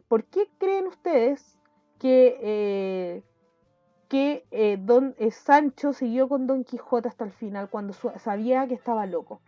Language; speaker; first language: Spanish; native; Spanish